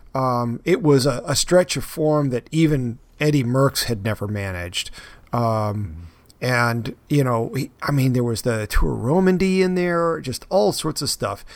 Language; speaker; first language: English; native; English